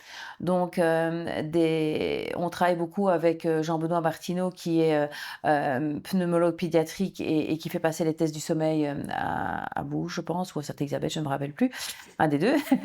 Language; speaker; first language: French; native; French